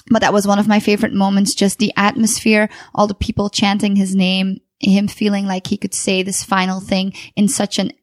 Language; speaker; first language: English; non-native, fluent; Dutch